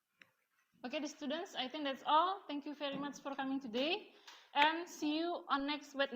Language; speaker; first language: English; non-native, learner; Indonesian